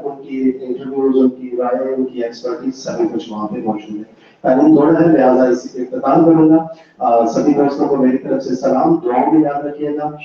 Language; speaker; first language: Urdu; non-native, local second language; Punjabi